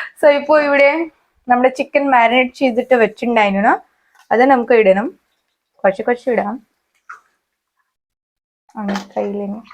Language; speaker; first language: Malayalam; non-native, local second language; Hindi